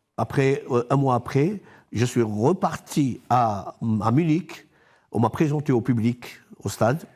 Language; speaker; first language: French; non-native, local second language; Arabic